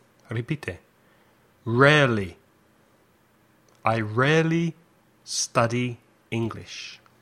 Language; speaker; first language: English; native; English